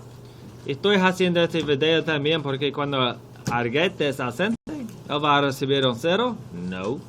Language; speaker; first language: Spanish; non-native, learner; English